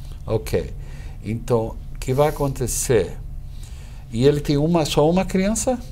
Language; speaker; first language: Portuguese; non-native, fluent; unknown